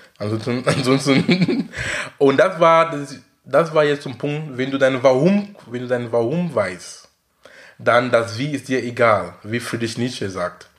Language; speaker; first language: German; non-native, fluent; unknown